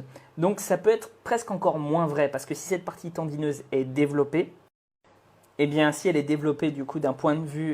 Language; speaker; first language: French; native; French